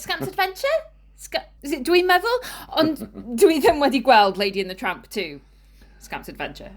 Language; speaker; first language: Welsh; non-native, learner; English